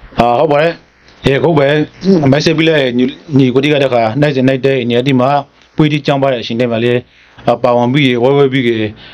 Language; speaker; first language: Burmese; native; Burmese